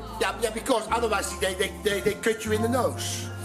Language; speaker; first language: English; non-native, learner; Dutch